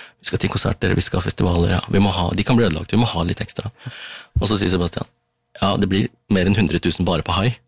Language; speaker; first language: Norwegian; early bilingual, other home language; Tamil